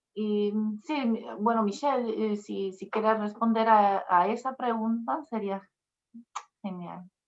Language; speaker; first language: Spanish; non-native, fluent; English